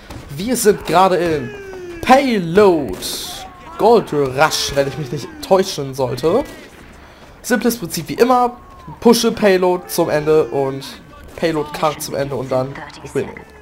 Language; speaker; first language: German; native; German